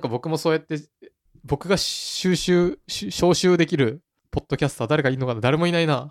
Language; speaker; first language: Japanese; native; Japanese